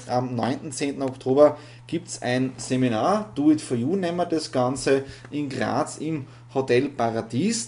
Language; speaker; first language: German; native; German